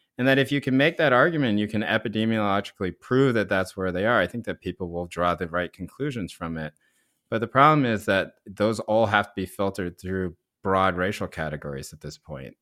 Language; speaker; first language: English; early bilingual, other home language; Korean